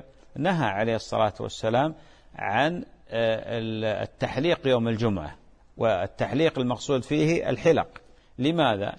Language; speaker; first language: Arabic; native; Arabic